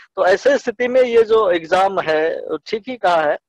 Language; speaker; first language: Hindi; native; Hindi